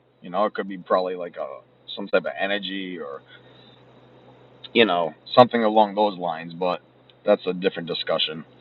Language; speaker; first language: English; native; English